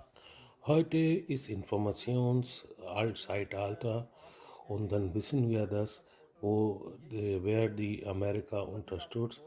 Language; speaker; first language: German; non-native, learner; Urdu